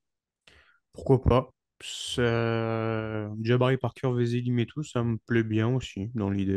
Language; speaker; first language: French; native; French